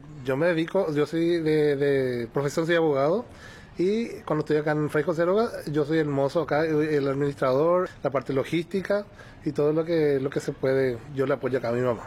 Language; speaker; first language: Spanish; native; Spanish